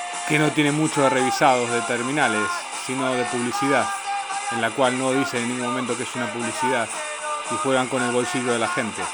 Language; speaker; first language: Spanish; native; Spanish